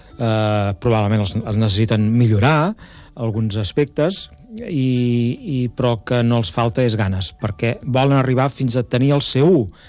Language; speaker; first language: Catalan; native; Catalan